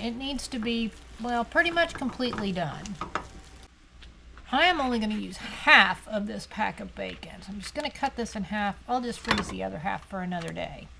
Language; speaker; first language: English; native; English